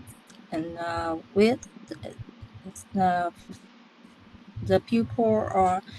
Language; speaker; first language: English; non-native, learner; Vietnamese